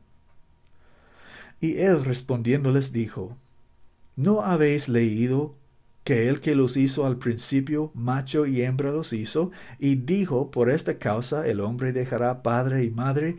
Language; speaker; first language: Spanish; non-native, learner; English